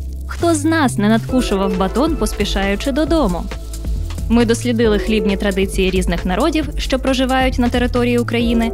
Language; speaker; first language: Ukrainian; native; Ukrainian